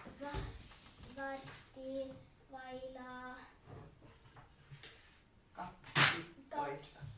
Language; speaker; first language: Finnish; non-native, learner; Norwegian